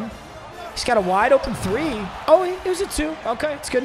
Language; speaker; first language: English; native; English